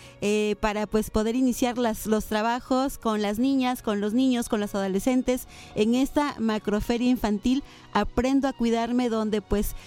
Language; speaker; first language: Spanish; native; Spanish